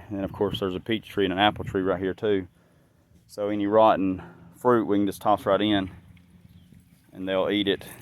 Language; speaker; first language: English; native; English